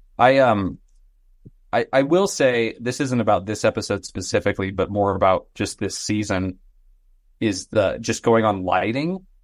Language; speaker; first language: English; native; English